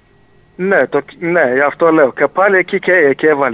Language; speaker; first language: Greek; non-native, fluent; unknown